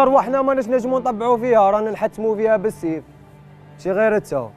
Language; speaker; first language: Arabic; native; Arabic